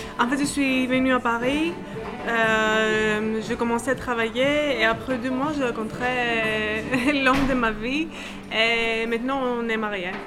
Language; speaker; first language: French; non-native, fluent; Greek